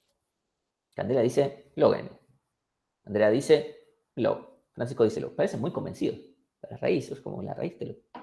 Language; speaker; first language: Spanish; native; Spanish